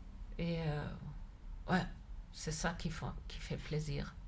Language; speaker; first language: French; non-native, fluent; German